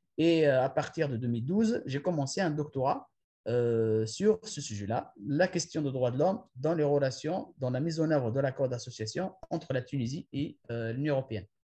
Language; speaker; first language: French; non-native, local second language; Arabic